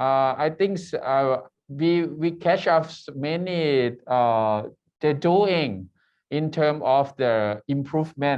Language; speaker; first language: English; non-native, learner; Thai